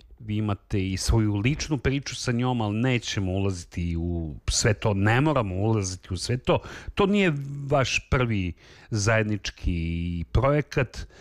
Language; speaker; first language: Serbian; native; Serbian